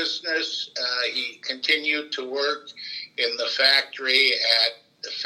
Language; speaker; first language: English; native; English